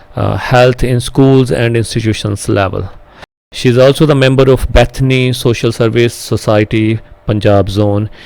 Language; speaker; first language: English; non-native, local second language; Punjabi